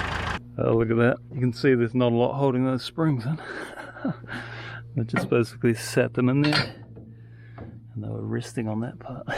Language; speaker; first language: English; native; English